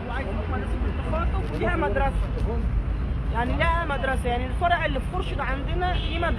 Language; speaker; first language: Arabic; native; Arabic